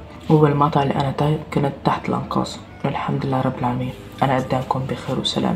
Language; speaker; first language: Arabic; native; Arabic